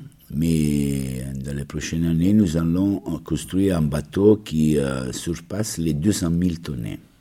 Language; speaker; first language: French; non-native, learner; Italian